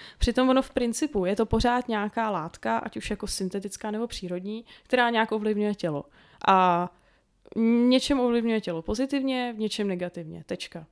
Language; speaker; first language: Czech; native; Czech